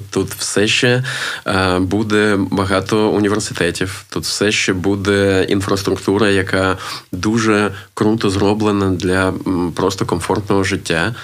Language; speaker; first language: Ukrainian; non-native, local second language; Russian